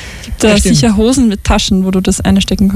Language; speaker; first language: German; native; German